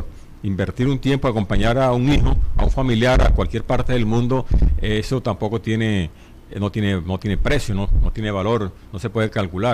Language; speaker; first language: Spanish; native; Spanish